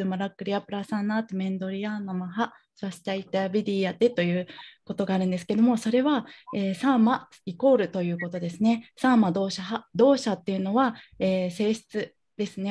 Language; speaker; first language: Japanese; native; Japanese